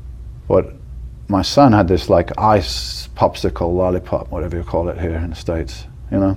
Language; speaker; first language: English; native; English